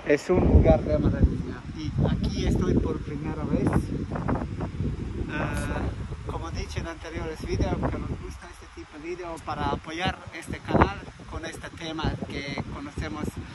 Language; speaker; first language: Spanish; non-native, learner; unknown